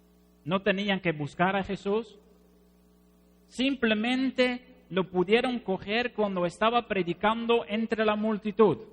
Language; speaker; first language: Spanish; non-native, fluent; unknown